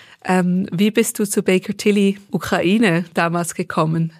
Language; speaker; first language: German; native; German